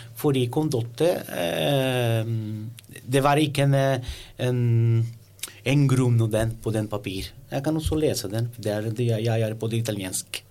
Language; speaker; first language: Norwegian; non-native, learner; Italian